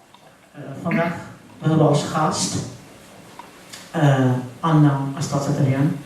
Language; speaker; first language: Dutch; non-native, fluent; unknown